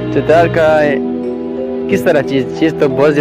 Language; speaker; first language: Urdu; non-native, local second language; Pashto